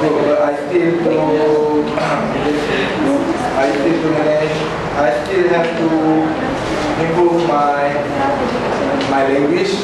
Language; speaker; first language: English; non-native, learner; Malay